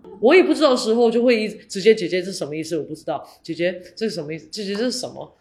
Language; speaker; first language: Chinese; early bilingual, heritage; English